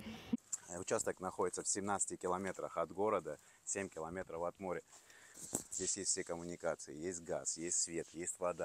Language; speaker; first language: Russian; non-native, fluent; Georgian